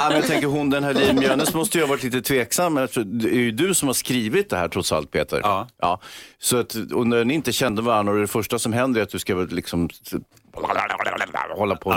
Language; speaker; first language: Swedish; native; Swedish